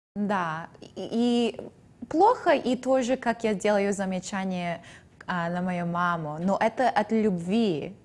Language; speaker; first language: Russian; early bilingual, heritage; English